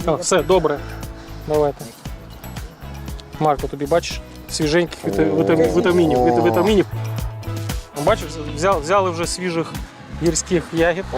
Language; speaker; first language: Ukrainian; native; Ukrainian